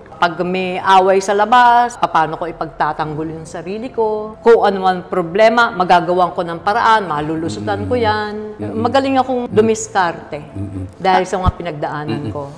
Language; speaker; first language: Filipino; native; Filipino